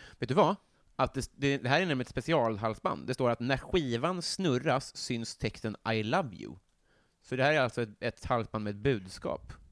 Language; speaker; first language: Swedish; native; Swedish